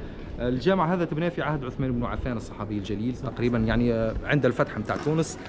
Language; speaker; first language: Arabic; native; Arabic